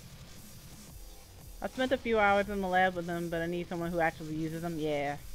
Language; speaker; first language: English; native; English